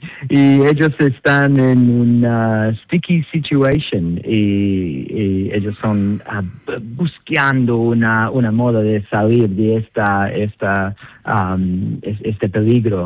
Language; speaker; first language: Spanish; non-native, learner; Italian